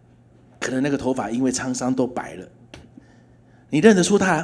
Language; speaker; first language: Chinese; native; Chinese